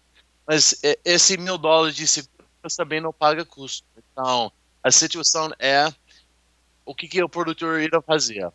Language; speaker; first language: Portuguese; non-native, learner; English